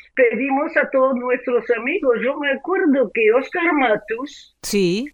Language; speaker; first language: Spanish; non-native, fluent; French